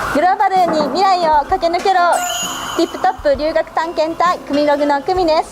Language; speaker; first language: Japanese; native; Japanese